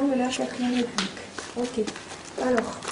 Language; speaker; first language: French; native; French